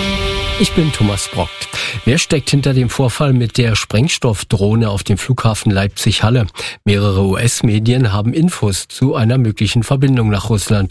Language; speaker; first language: German; native; German